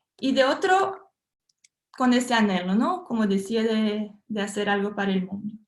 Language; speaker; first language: Spanish; non-native, fluent; Portuguese